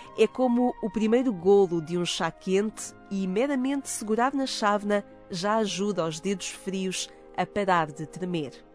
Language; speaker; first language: Portuguese; native; Portuguese